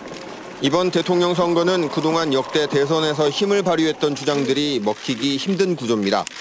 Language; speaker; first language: Korean; native; Korean